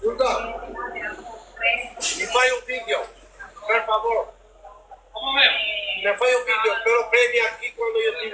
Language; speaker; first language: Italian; non-native, learner; Albanian